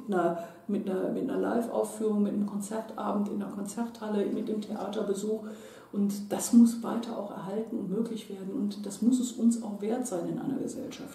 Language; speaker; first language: German; native; German